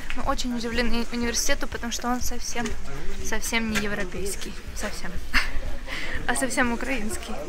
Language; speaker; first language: Russian; native; Russian